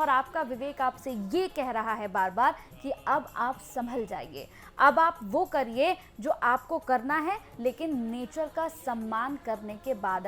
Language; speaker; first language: Hindi; native; Hindi